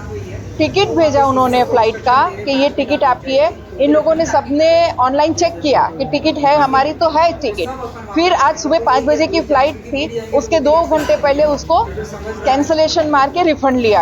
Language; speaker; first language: Hindi; native; Hindi